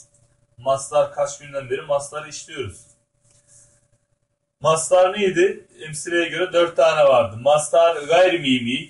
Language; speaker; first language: Turkish; native; Turkish